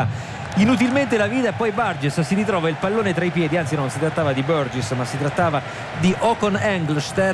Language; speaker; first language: Italian; native; Italian